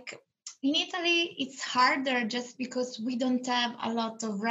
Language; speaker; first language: English; non-native, fluent; Italian